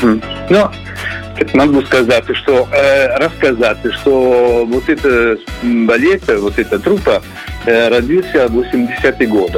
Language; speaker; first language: Russian; non-native, learner; Italian